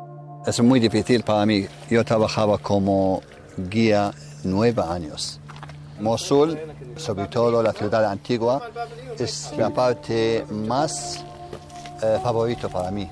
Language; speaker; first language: Spanish; non-native, fluent; Arabic